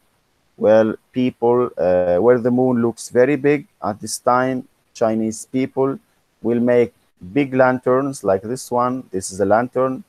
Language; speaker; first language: English; non-native, fluent; Arabic